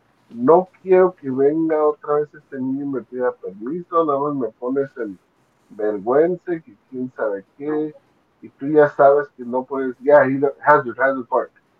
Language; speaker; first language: Spanish; early bilingual, other home language; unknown